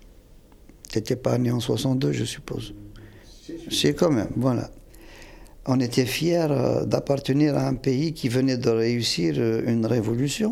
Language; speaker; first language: French; non-native, local second language; Kabyle